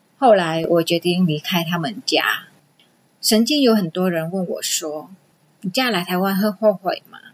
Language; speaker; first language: Chinese; non-native, fluent; Vietnamese